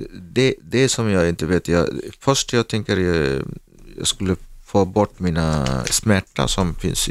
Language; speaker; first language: Swedish; non-native, learner; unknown